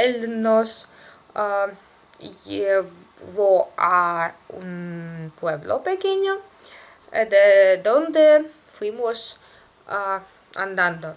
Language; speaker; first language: Spanish; non-native, learner; Russian